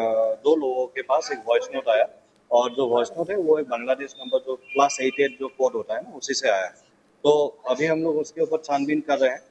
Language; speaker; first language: Hindi; non-native, local second language; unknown